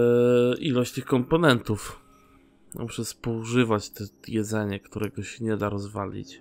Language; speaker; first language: Polish; native; Polish